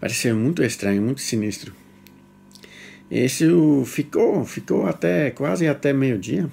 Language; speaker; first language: Portuguese; non-native, fluent; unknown